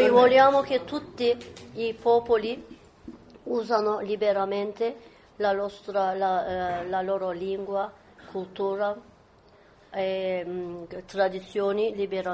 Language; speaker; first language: Italian; non-native, fluent; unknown